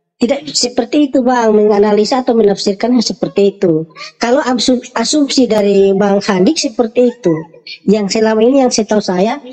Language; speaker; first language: Indonesian; native; Indonesian